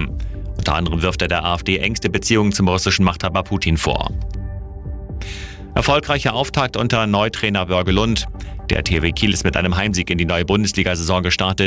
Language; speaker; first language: German; native; German